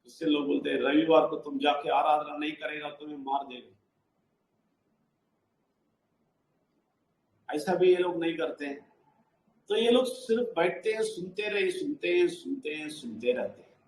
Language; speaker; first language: Hindi; non-native, local second language; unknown